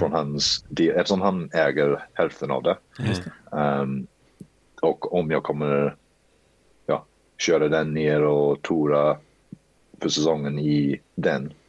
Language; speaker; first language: Swedish; early bilingual, heritage; Swedish